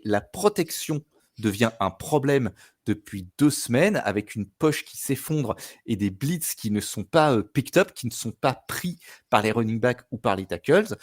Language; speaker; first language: French; native; French